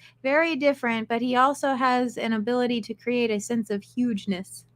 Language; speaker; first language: English; native; English